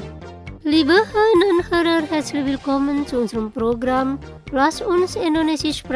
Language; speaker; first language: German; non-native, learner; Indonesian